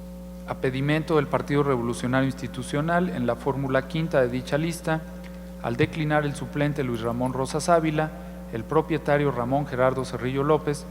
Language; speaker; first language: Spanish; native; Spanish